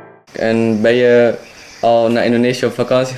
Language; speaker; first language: Dutch; non-native, fluent; Indonesian